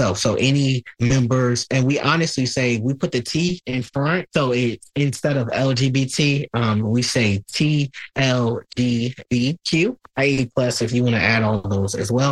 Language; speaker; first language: English; native; English